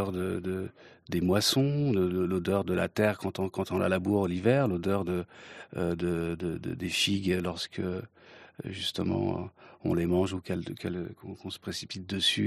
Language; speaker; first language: French; early bilingual, other home language; Kabyle